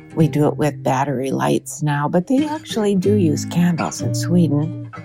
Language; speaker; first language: English; native; English